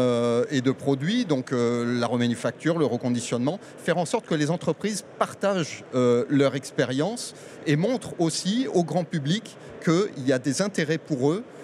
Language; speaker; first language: French; native; French